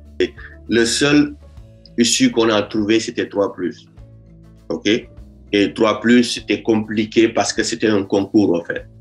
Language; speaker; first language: French; non-native, local second language; Wolof